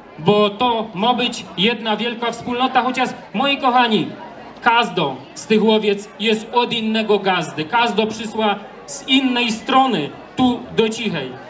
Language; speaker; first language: Polish; native; Polish